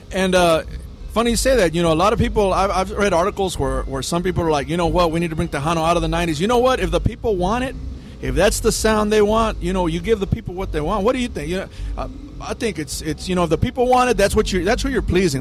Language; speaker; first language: English; early bilingual, other home language; Spanish